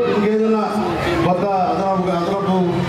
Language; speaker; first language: Telugu; native; Telugu